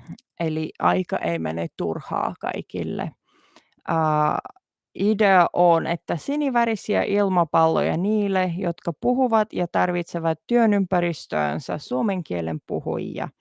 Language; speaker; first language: Finnish; non-native, learner; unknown